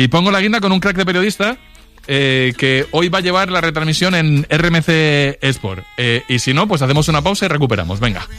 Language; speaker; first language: Spanish; native; Spanish